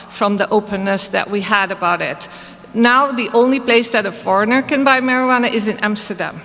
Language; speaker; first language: English; non-native, fluent; Dutch